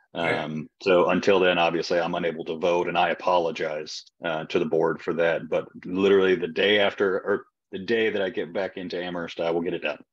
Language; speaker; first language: English; native; English